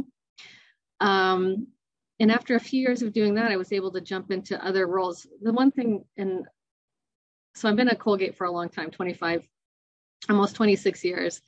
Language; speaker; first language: English; native; English